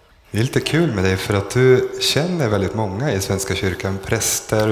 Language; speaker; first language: Swedish; native; Swedish